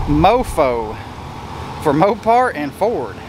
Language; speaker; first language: English; native; English